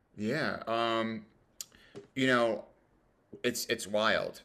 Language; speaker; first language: English; native; English